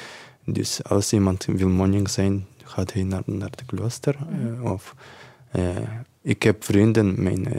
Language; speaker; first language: Dutch; non-native, learner; Ukrainian